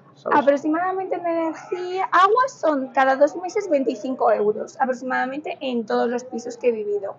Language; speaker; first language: Spanish; early bilingual, other home language; Romanian